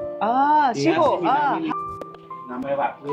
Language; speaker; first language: Japanese; non-native, learner; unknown